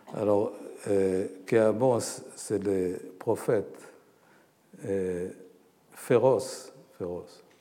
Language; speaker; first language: French; non-native, fluent; Hebrew